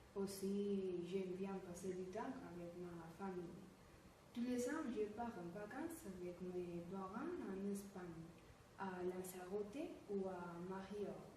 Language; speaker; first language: French; non-native, learner; Spanish